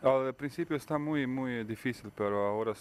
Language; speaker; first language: Spanish; non-native, learner; Bosnian